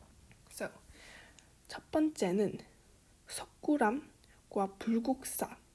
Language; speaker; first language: Korean; early bilingual, heritage; Korean